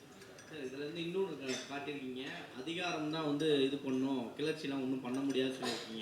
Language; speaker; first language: Tamil; native; Tamil